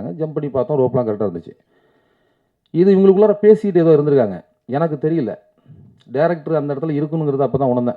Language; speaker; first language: Tamil; native; Tamil